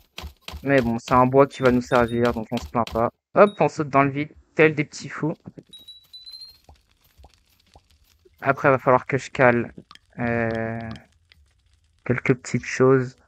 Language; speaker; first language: French; native; French